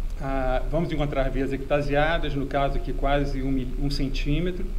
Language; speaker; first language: Portuguese; native; Portuguese